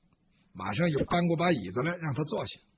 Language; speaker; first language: Chinese; native; Chinese